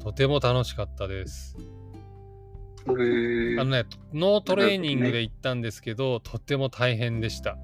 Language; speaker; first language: Japanese; native; Japanese